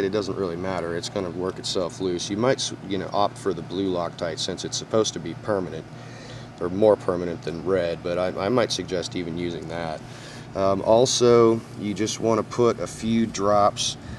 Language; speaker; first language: English; native; English